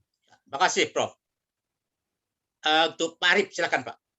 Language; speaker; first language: Indonesian; native; Indonesian